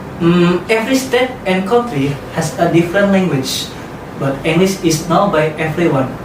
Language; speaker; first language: English; non-native, learner; Indonesian